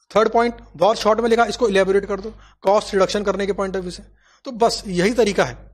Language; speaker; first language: Hindi; native; Hindi